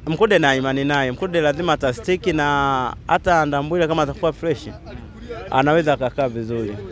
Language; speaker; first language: Swahili; native; Swahili